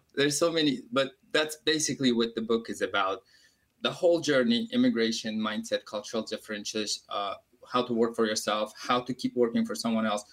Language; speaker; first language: English; non-native, fluent; Uzbek